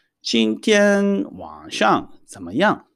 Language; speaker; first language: Chinese; non-native, fluent; Hebrew